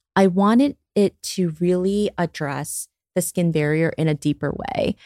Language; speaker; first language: English; early bilingual, other home language; Korean